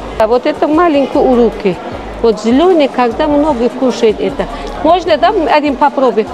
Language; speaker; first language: Russian; non-native, local second language; Tajik